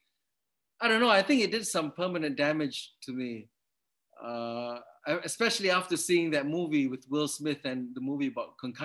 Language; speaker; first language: English; native; English